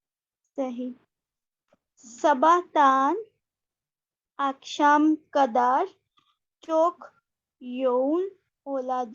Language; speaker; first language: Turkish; non-native, learner; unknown